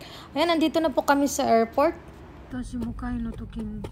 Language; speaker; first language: Filipino; native; Filipino